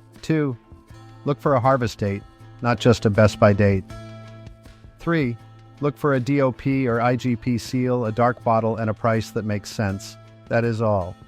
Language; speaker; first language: English; non-native, fluent; Italian